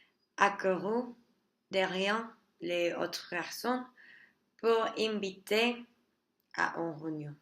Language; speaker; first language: French; non-native, learner; Spanish